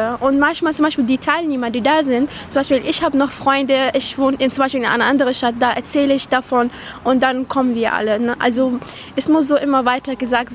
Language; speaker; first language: German; non-native, fluent; Arabic